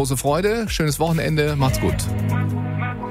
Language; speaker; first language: German; native; German